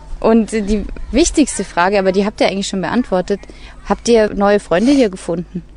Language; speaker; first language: German; native; German